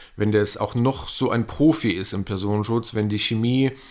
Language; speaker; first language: German; native; German